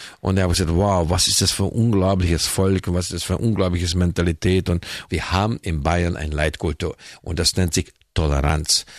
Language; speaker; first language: German; non-native, fluent; Hungarian